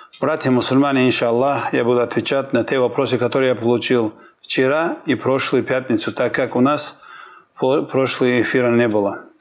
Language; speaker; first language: Russian; non-native, local second language; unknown